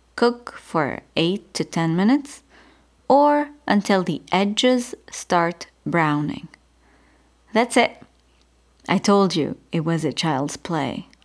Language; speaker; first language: English; non-native, fluent; Arabic